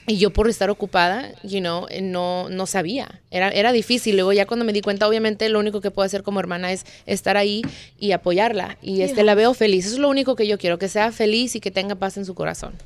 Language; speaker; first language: Spanish; early bilingual, heritage; Spanish